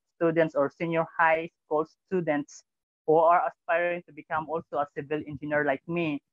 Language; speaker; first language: English; non-native, local second language; Cebuano